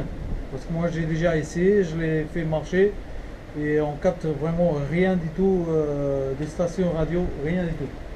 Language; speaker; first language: French; non-native, fluent; Portuguese